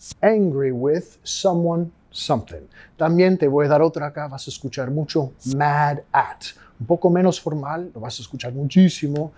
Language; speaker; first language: Spanish; non-native, fluent; English